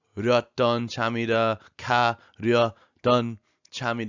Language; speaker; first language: Korean; non-native, learner; English